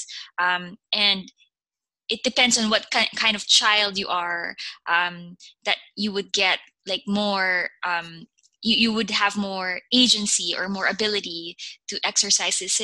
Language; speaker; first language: English; non-native, local second language; Filipino